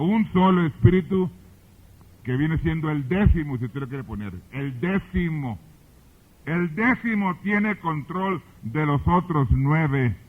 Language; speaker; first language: Spanish; early bilingual, heritage; Spanish